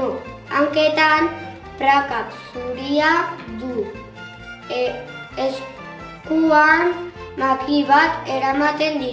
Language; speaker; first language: Basque; non-native, local second language; Spanish